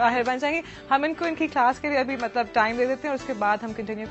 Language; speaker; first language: Hindi; native; Hindi